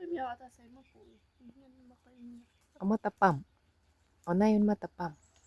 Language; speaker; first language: Thai; native; Thai